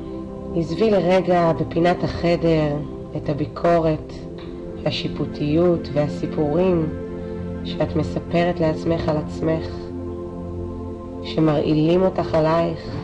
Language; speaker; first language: Hebrew; native; Hebrew